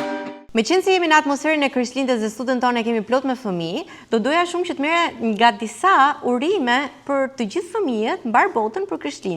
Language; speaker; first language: Albanian; native; Albanian